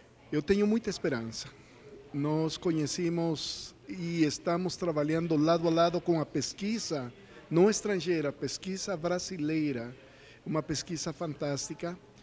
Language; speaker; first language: Portuguese; non-native, fluent; Spanish